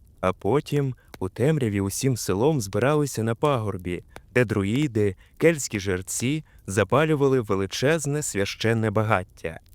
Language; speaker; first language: Ukrainian; native; Ukrainian